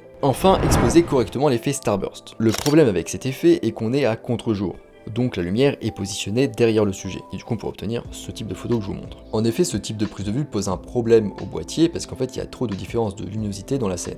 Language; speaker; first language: French; native; French